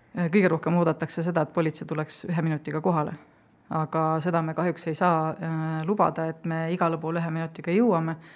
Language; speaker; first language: Estonian; native; Estonian